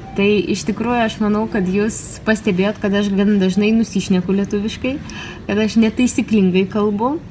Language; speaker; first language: Lithuanian; non-native, local second language; Russian